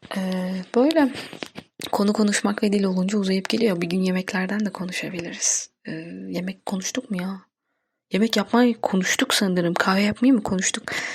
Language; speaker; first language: Turkish; non-native, local second language; Kurdish